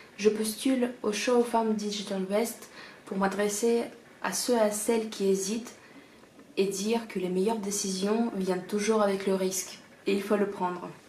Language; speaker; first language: French; non-native, fluent; Russian